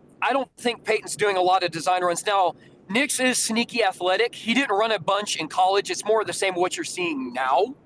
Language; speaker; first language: English; native; English